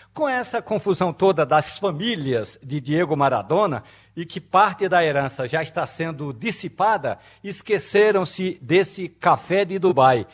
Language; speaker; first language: Portuguese; native; Portuguese